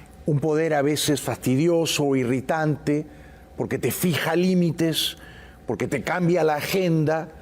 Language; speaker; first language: Spanish; native; Spanish